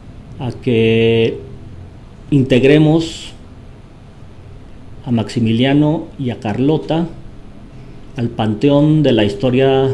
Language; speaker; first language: Spanish; native; Spanish